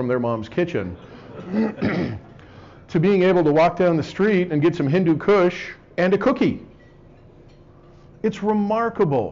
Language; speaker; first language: English; native; English